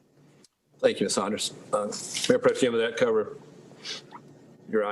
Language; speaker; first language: English; native; English